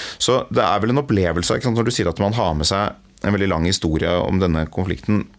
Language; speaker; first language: Norwegian; native; Norwegian